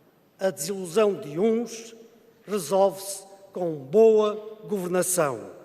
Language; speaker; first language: Portuguese; native; Portuguese